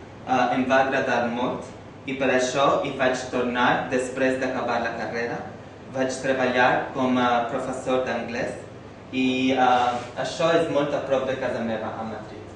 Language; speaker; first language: Catalan; non-native, fluent; English